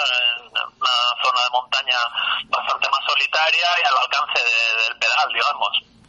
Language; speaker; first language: Spanish; native; Spanish